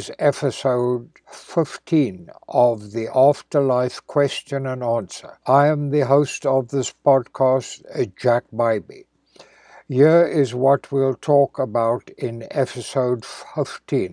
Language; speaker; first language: English; native; English